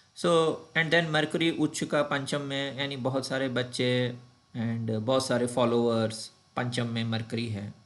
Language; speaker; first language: Hindi; non-native, local second language; Tamil